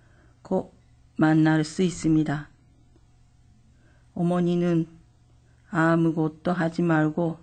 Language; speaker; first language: Korean; non-native, fluent; Japanese